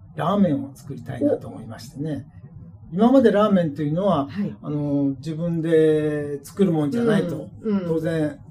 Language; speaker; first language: Japanese; native; Japanese